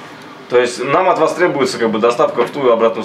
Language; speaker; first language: Russian; native; Russian